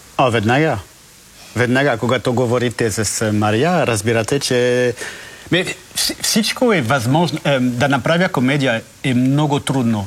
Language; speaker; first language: Bulgarian; non-native, learner; French